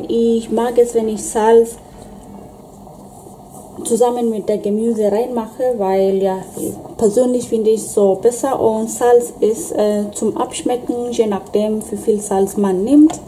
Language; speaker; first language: German; non-native, fluent; Swahili